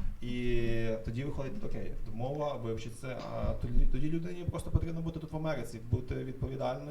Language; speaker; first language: Ukrainian; native; Ukrainian